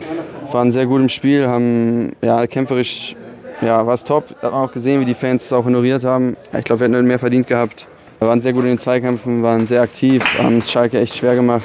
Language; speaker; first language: German; native; German